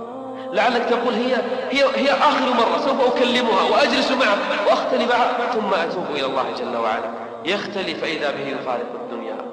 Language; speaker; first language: Arabic; native; Arabic